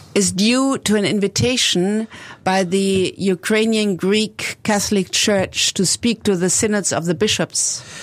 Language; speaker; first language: English; non-native, fluent; German